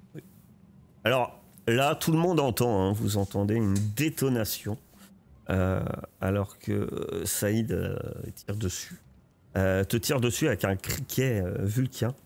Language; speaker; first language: French; native; French